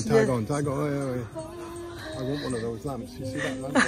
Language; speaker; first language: English; native; English